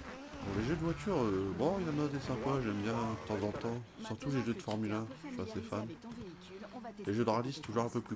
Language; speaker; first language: French; native; French